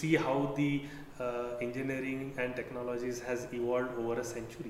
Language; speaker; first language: English; non-native, local second language; Marathi